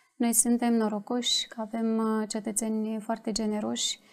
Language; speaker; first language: Romanian; native; Romanian